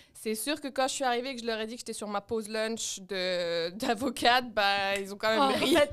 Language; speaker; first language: French; non-native, local second language; Arabic